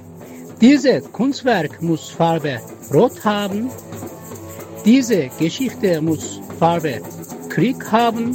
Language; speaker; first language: German; non-native, learner; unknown